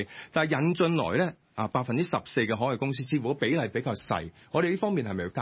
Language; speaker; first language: Cantonese; native; Cantonese